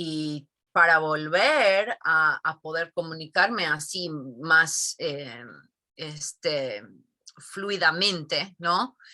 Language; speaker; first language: Spanish; non-native, fluent; English